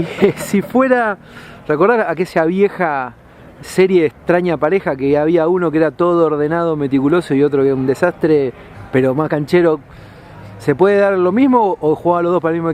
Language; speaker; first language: Spanish; native; Spanish